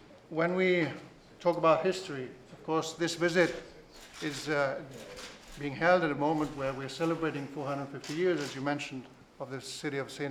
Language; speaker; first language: English; non-native, fluent; Spanish